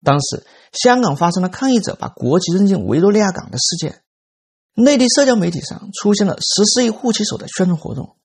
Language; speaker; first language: Chinese; native; Chinese